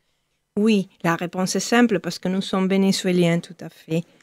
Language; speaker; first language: French; non-native, fluent; Spanish